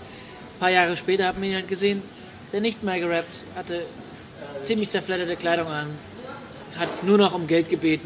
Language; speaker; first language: German; native; German